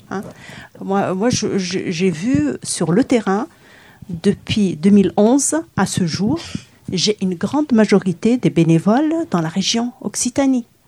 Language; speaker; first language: French; non-native, local second language; Arabic